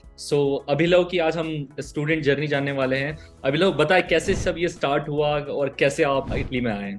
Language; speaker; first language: Hindi; native; Hindi